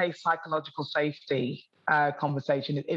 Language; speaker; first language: English; native; English